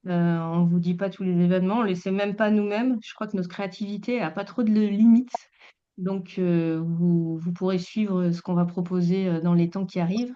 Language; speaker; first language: French; native; French